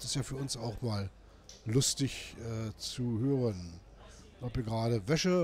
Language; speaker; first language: German; native; German